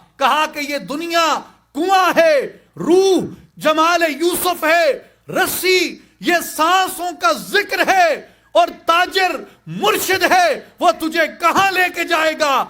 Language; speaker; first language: Urdu; non-native, local second language; Saraiki